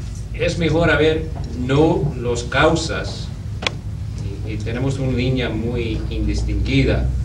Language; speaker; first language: Spanish; non-native, learner; English